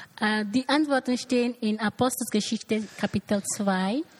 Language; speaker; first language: German; non-native, learner; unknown